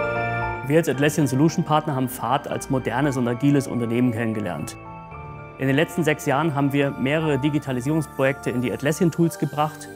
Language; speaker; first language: German; native; German